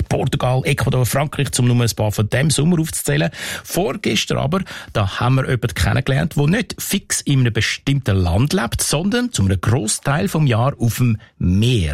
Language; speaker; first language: German; native; German